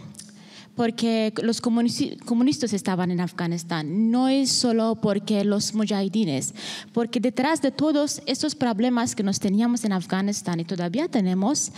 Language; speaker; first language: Spanish; non-native, learner; Persian